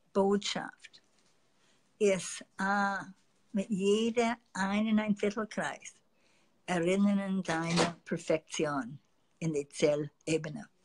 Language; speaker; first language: German; non-native, fluent; English